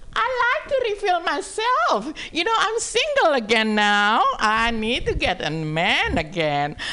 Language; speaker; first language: English; non-native, fluent; Indonesian